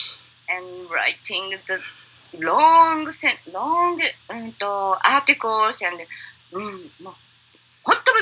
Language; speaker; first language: English; non-native, learner; Japanese